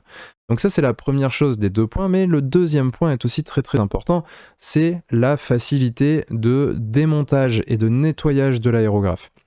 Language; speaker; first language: French; native; French